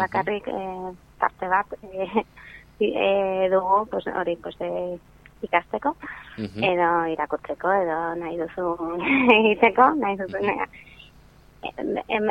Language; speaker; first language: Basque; non-native, local second language; Spanish